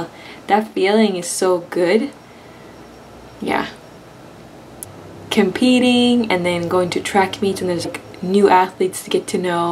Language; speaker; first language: English; non-native, fluent; Swedish